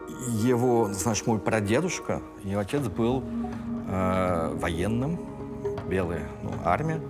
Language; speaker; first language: Russian; early bilingual, heritage; French